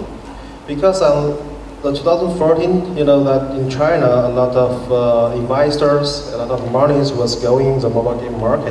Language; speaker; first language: English; non-native, fluent; Chinese